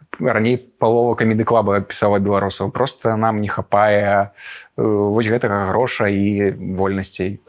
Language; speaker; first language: Belarusian; non-native, local second language; Russian